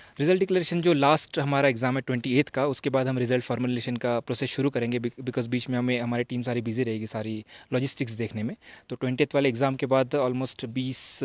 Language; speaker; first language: Hindi; non-native, local second language; Marathi